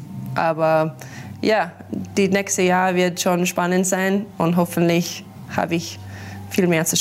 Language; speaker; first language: German; non-native, learner; English